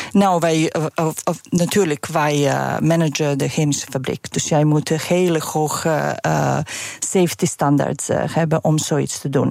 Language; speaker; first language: Dutch; non-native, fluent; Serbian